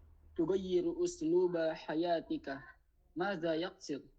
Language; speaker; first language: Arabic; non-native, learner; Indonesian